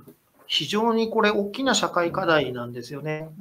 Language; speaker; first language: Japanese; native; Japanese